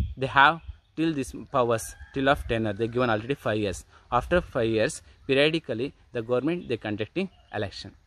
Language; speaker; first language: English; non-native, local second language; Kannada